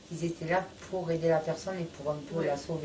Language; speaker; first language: French; native; French